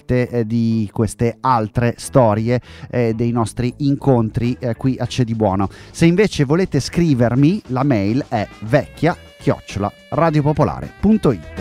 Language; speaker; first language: Italian; native; Italian